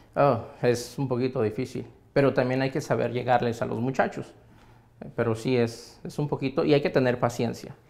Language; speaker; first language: Spanish; native; Spanish